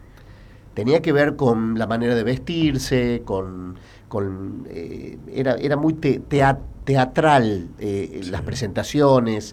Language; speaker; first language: Spanish; native; Spanish